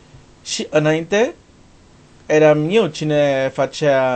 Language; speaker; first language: Romanian; non-native, learner; Portuguese